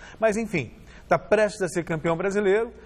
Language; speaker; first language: Portuguese; native; Portuguese